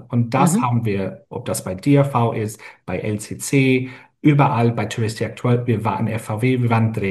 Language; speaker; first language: German; non-native, fluent; English